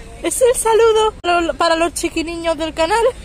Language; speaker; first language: Spanish; native; Spanish